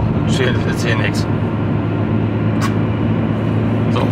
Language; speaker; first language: German; native; German